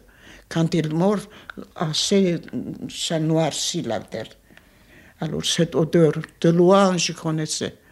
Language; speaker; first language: French; non-native, fluent; Armenian